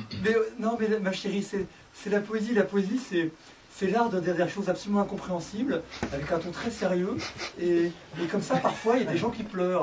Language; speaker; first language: French; native; French